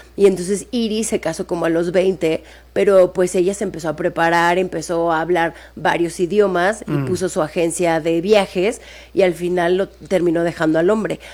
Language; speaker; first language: Spanish; native; Spanish